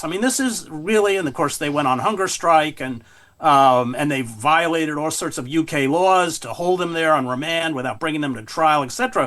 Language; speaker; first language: English; native; English